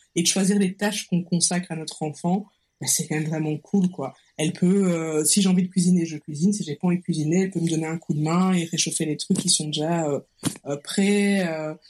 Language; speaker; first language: French; native; French